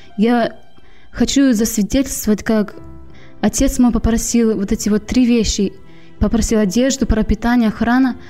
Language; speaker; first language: Russian; native; Russian